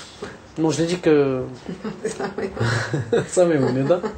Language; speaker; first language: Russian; non-native, learner; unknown